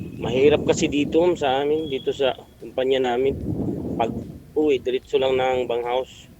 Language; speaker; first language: Filipino; non-native, local second language; Cebuano